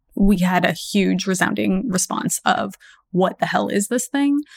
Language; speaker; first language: English; native; English